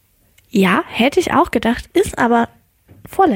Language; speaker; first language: German; native; German